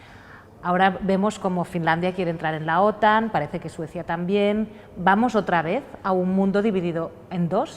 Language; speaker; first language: Spanish; non-native, local second language; Catalan